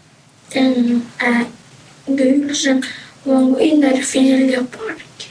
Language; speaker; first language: Swedish; early bilingual, other home language; Vietnamese